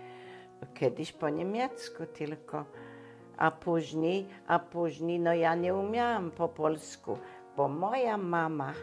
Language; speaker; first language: Polish; non-native, local second language; German